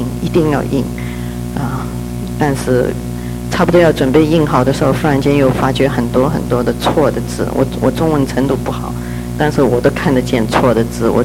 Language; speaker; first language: Chinese; early bilingual, heritage; Chinese